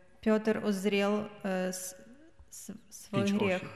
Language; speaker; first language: Polish; non-native, learner; Russian